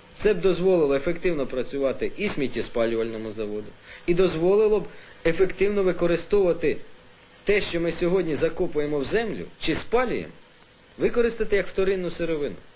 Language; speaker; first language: Ukrainian; native; Ukrainian